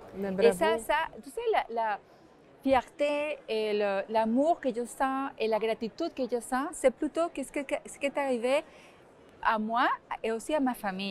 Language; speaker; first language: French; non-native, fluent; Spanish